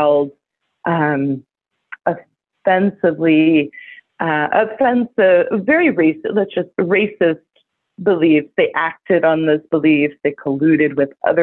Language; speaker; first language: English; native; English